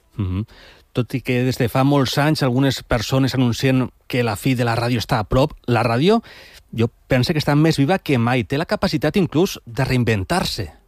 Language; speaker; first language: Catalan; native; Catalan